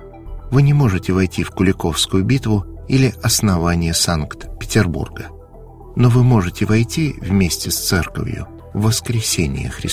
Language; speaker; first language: Russian; native; Russian